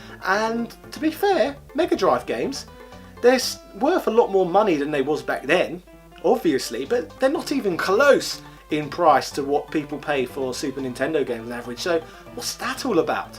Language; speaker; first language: English; native; English